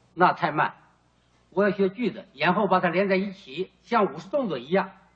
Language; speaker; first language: Chinese; native; Chinese